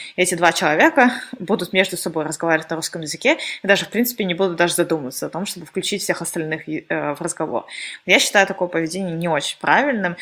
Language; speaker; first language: Russian; native; Russian